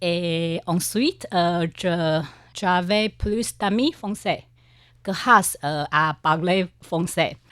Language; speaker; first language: French; non-native, learner; Chinese